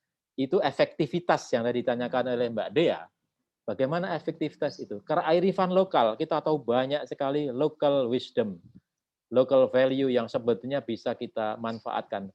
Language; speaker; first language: Indonesian; native; Indonesian